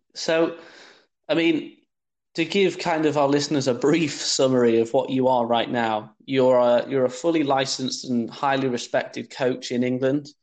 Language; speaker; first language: English; non-native, local second language; Krio